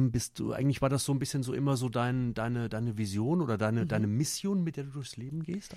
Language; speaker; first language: German; native; German